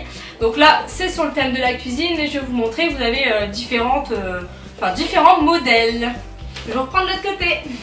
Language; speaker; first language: French; native; French